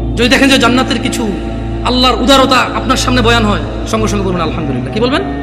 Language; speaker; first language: Bangla; early bilingual, heritage; Bangla